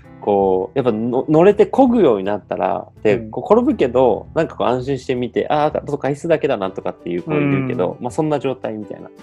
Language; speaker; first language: Japanese; native; Japanese